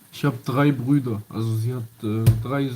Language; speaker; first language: German; early bilingual, other home language; Kurdish